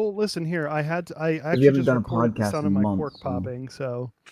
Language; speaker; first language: English; native; English